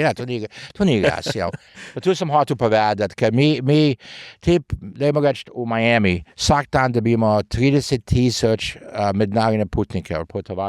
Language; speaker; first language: Slovenian; early bilingual, heritage; Slovenian